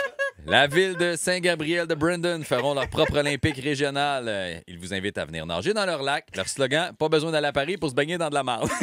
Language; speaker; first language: French; native; French